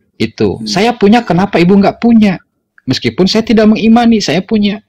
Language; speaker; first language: Indonesian; native; Indonesian